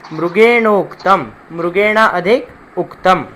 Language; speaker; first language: Hindi; non-native, local second language; Marathi